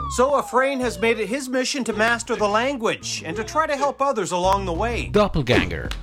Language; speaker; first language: English; non-native, fluent; Spanish